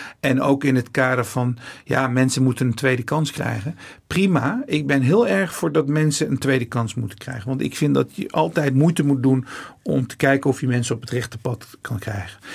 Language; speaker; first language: Dutch; early bilingual, other home language; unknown